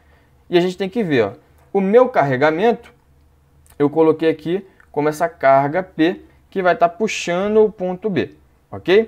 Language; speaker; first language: Portuguese; native; Portuguese